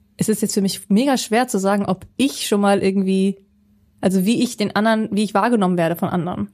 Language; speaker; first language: German; early bilingual, other home language; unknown